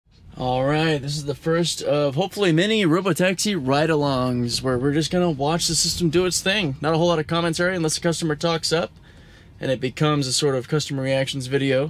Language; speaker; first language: English; native; English